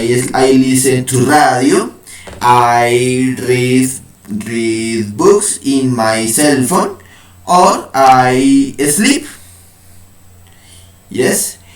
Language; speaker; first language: English; non-native, learner; Spanish